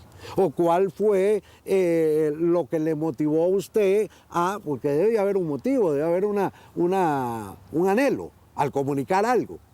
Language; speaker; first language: Spanish; native; Spanish